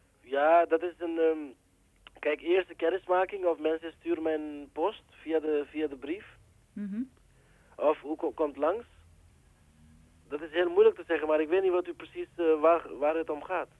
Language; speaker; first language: Dutch; non-native, learner; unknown